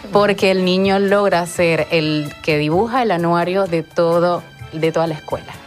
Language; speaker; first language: Spanish; native; Spanish